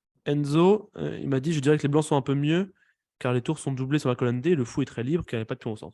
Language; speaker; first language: French; native; French